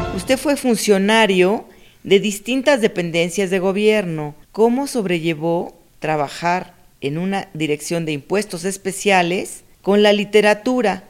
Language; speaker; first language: Spanish; native; Spanish